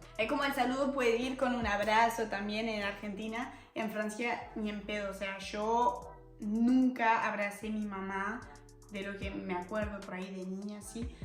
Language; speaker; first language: Spanish; non-native, fluent; French